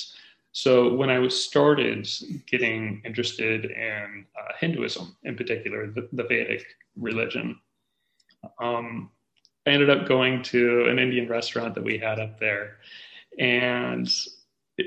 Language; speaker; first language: English; native; English